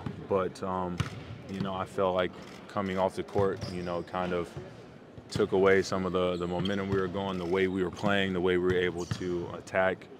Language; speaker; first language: English; native; English